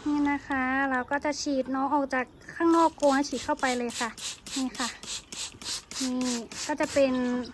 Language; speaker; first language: Thai; native; Thai